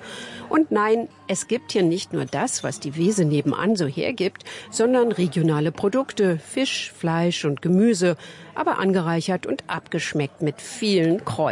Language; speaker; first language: German; native; German